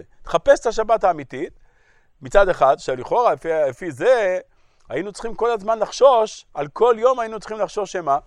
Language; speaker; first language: Hebrew; native; Hebrew